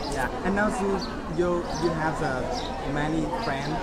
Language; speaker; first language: English; non-native, learner; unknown